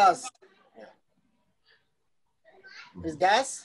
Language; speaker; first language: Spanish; non-native, learner; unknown